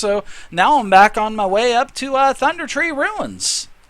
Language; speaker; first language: English; native; English